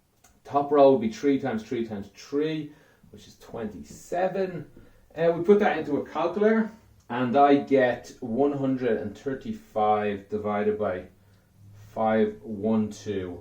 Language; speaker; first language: English; native; English